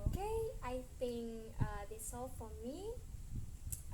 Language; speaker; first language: English; non-native, learner; Indonesian